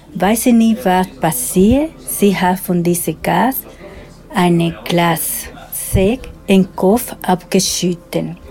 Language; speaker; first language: German; non-native, fluent; Spanish